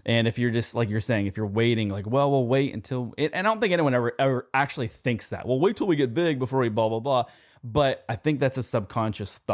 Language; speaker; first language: English; native; English